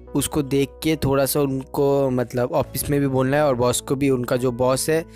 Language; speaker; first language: Hindi; non-native, local second language; Bangla